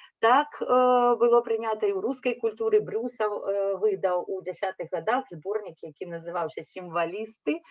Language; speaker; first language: Belarusian; native; Belarusian